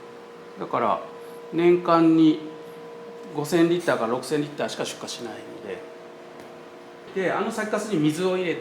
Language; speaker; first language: Japanese; native; Japanese